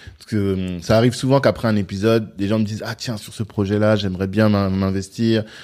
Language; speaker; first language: French; native; French